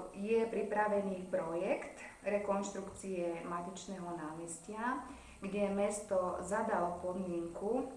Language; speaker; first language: Slovak; native; Slovak